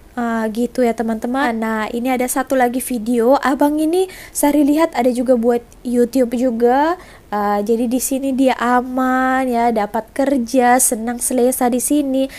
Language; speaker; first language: Indonesian; native; Indonesian